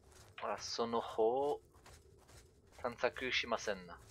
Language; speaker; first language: Japanese; non-native, learner; French